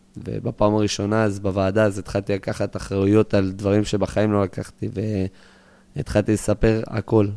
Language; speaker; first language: Hebrew; early bilingual, other home language; English